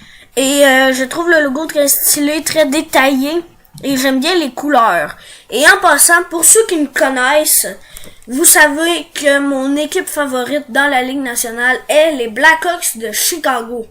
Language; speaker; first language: French; native; French